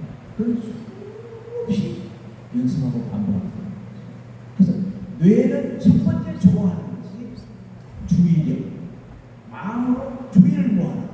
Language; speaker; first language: Korean; native; Korean